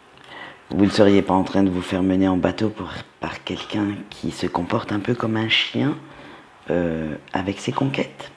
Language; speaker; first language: French; native; French